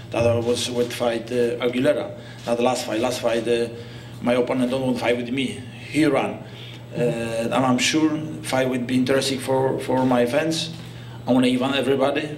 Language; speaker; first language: English; non-native, learner; Polish